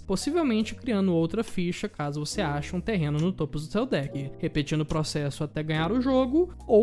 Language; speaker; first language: Portuguese; native; Portuguese